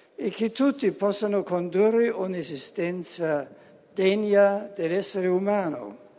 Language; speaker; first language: Italian; non-native, fluent; German